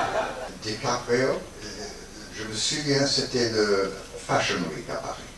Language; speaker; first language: French; non-native, learner; English